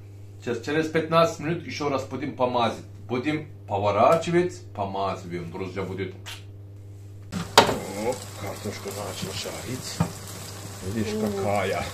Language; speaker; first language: Russian; non-native, learner; Turkish